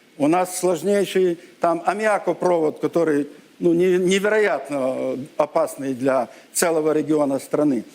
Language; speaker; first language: Russian; non-native, local second language; Ukrainian